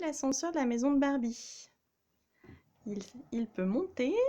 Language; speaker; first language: French; native; French